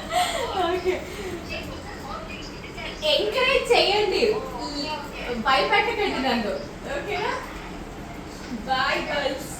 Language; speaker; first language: Telugu; native; Telugu